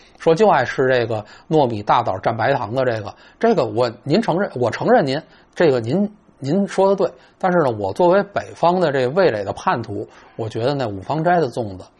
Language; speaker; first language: Chinese; native; Chinese